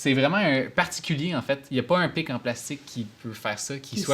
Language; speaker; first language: French; native; French